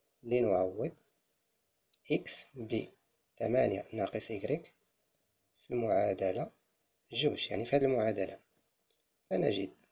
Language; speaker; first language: Arabic; native; Arabic